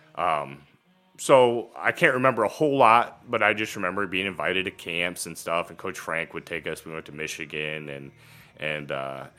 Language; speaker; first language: English; native; English